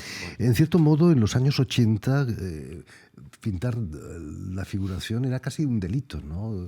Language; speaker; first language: Spanish; native; Spanish